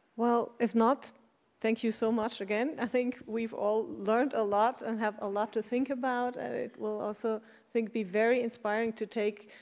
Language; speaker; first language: English; non-native, fluent; German